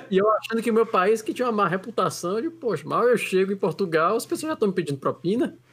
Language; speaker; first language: Portuguese; native; Portuguese